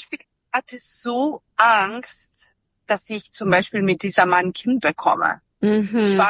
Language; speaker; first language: German; non-native, fluent; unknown